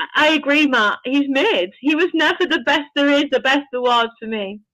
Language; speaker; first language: English; native; English